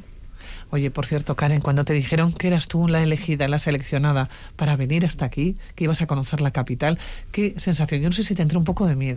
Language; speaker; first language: Spanish; native; Spanish